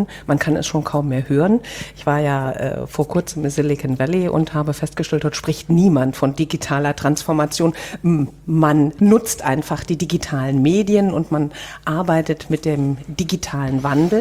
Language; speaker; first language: German; native; German